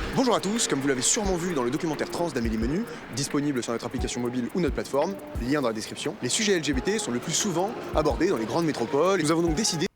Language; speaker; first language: French; native; French